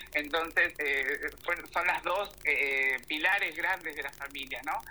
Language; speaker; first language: Spanish; native; Spanish